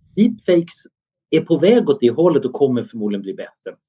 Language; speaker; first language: Swedish; native; Swedish